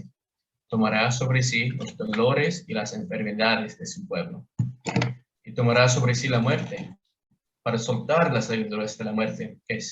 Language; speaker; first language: Spanish; non-native, fluent; English